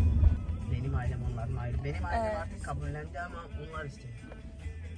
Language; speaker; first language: Turkish; early bilingual, heritage; Turkish